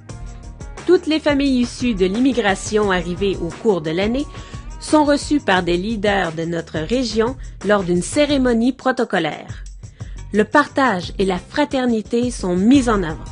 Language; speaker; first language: French; native; French